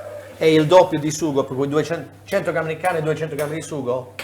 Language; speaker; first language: Italian; non-native, fluent; English